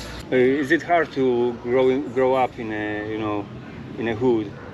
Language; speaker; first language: English; non-native, learner; Polish